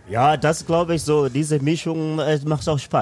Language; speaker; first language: German; non-native, learner; Swahili